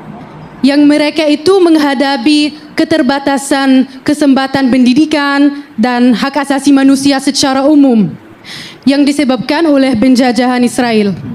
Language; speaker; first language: Indonesian; non-native, fluent; Arabic